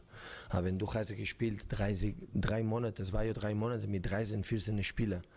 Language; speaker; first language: German; non-native, learner; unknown